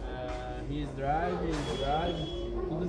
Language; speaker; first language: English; non-native, learner; Portuguese